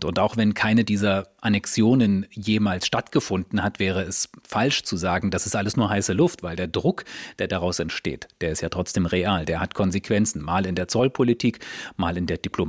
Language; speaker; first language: German; native; German